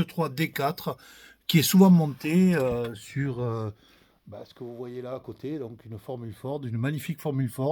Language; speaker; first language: French; native; French